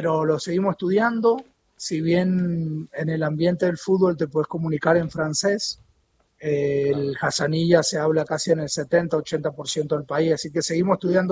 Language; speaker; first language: Spanish; native; Spanish